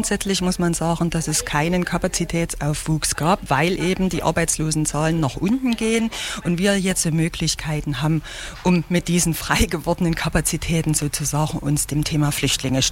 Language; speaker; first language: German; native; German